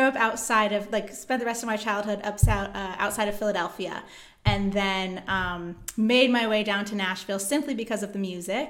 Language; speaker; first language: English; native; English